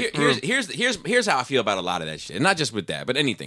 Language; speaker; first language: English; native; English